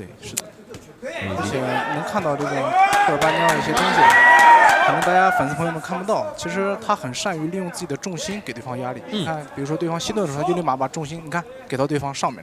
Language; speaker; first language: Chinese; native; Chinese